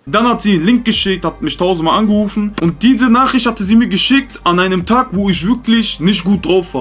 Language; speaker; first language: German; early bilingual, other home language; Turkish